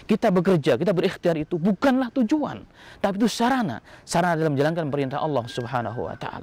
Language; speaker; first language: Indonesian; native; Indonesian